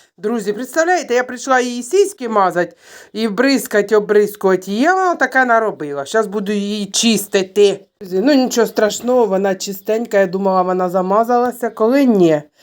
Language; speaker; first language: Ukrainian; native; Ukrainian